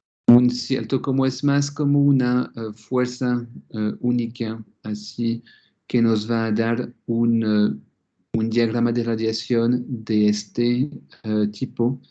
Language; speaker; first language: Spanish; non-native, fluent; French